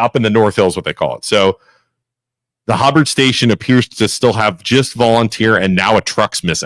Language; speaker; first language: English; native; English